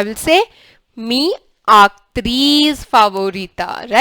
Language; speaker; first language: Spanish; non-native, learner; English